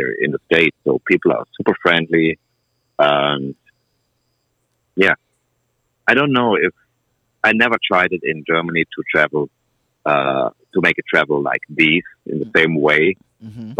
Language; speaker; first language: English; non-native, fluent; German